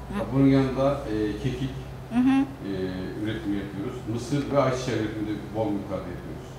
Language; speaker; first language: Turkish; native; Turkish